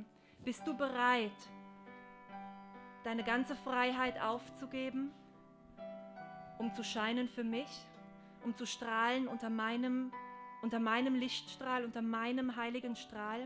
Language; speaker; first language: German; native; German